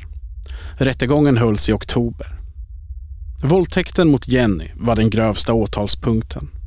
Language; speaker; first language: Swedish; native; Swedish